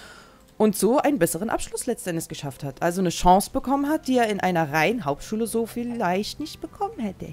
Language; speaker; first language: German; native; German